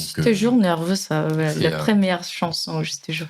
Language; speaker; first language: French; non-native, fluent; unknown